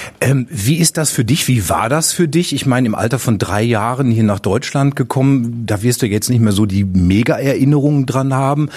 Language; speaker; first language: German; native; German